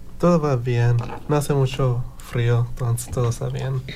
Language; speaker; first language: Spanish; early bilingual, heritage; Spanish